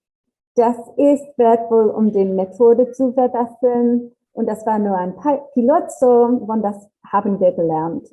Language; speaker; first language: German; non-native, learner; English